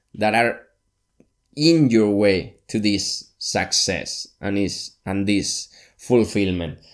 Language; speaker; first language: English; non-native, fluent; Spanish